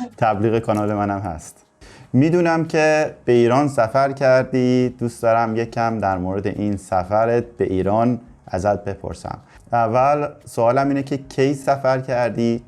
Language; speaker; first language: Persian; native; Persian